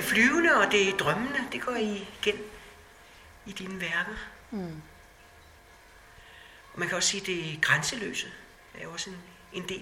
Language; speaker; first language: Danish; native; Danish